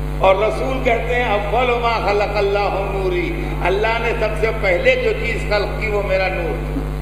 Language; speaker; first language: Urdu; native; Urdu